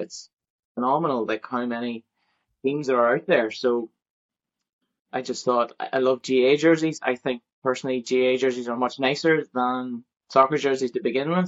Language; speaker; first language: English; native; English